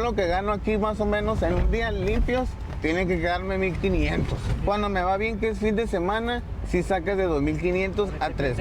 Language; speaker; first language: Spanish; native; Spanish